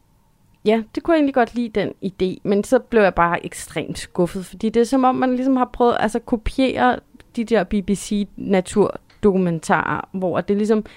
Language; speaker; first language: Danish; native; Danish